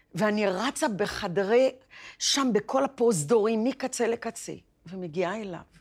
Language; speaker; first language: Hebrew; early bilingual, other home language; Arabic